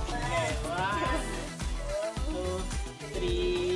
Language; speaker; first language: English; non-native, local second language; Filipino